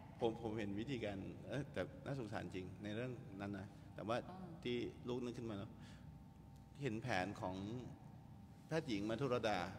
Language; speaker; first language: Thai; native; Thai